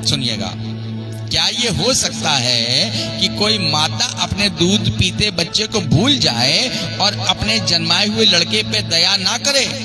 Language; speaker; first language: Hindi; native; Hindi